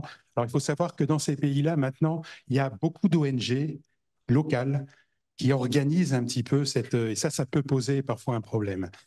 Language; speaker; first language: French; native; French